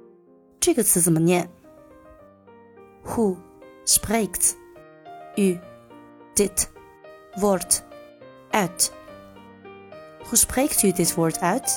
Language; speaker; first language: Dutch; non-native, learner; Chinese